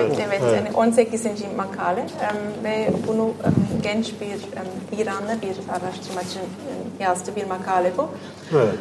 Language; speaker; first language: Turkish; non-native, fluent; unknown